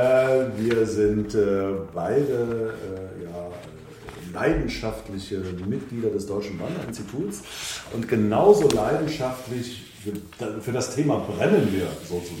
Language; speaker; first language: German; native; German